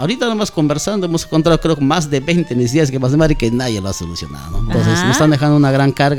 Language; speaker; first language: Spanish; native; Spanish